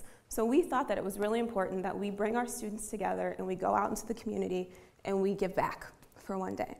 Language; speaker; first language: English; native; English